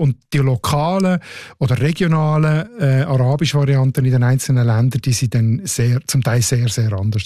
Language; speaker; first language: German; native; German